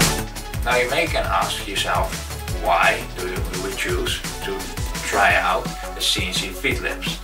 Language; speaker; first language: English; non-native, fluent; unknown